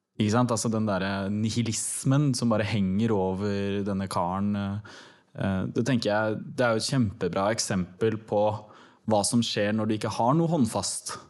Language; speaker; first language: Norwegian; early bilingual, other home language; Turkish